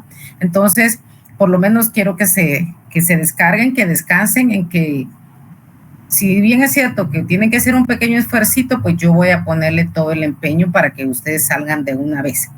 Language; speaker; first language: Spanish; native; Spanish